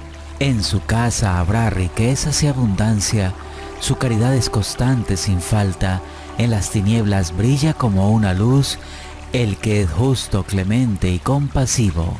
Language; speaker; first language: Spanish; native; Spanish